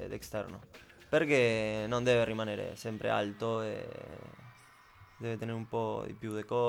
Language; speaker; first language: Italian; non-native, learner; Spanish